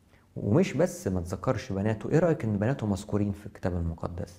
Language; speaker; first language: Arabic; native; Arabic